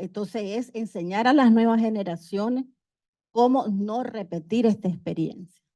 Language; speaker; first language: Spanish; native; Spanish